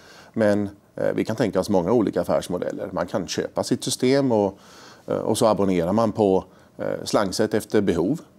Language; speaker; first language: Swedish; native; Swedish